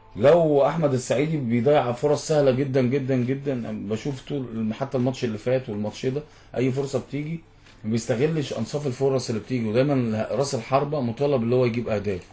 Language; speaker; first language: Arabic; native; Arabic